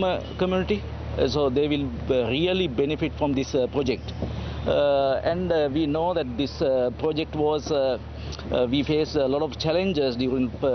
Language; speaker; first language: English; non-native, local second language; Sinhala